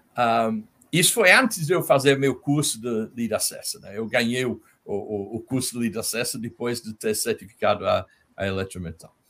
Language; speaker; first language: Portuguese; non-native, fluent; English